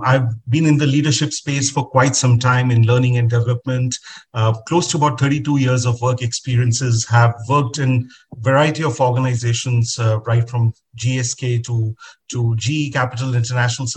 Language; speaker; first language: English; non-native, local second language; Hindi